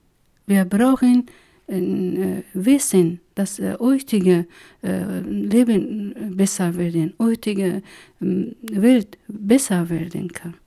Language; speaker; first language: German; non-native, learner; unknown